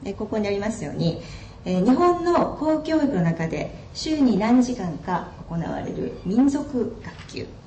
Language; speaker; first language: Japanese; native; Japanese